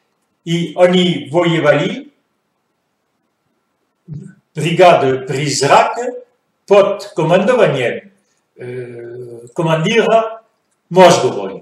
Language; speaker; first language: Russian; non-native, fluent; French